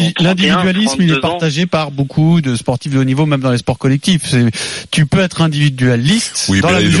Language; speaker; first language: French; native; French